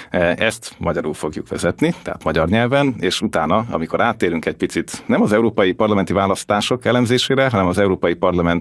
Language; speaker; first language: Hungarian; native; Hungarian